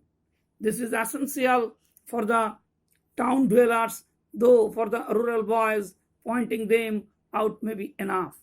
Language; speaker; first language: English; non-native, local second language; Bangla